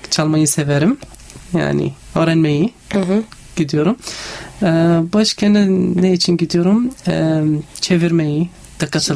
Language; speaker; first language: Turkish; non-native, learner; Arabic